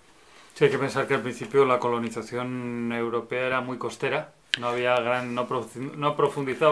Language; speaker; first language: Spanish; native; Spanish